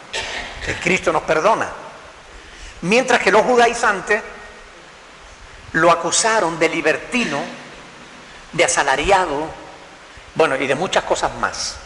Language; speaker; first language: Spanish; native; Spanish